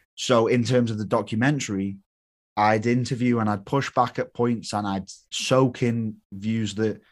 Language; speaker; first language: English; native; English